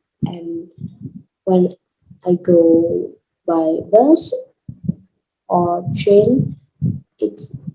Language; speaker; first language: English; non-native, learner; Vietnamese